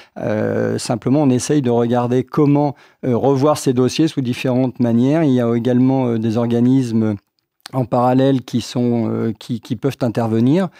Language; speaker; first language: French; native; French